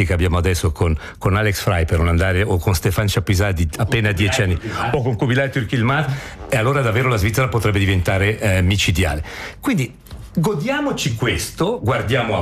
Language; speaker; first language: Italian; native; Italian